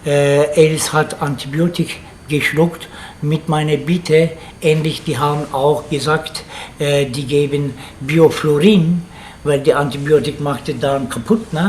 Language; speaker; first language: German; non-native, learner; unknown